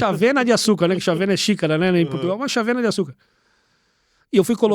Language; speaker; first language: Portuguese; native; Portuguese